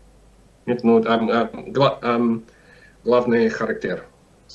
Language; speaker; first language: Russian; non-native, learner; English